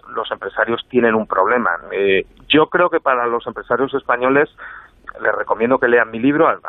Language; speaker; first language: Spanish; native; Spanish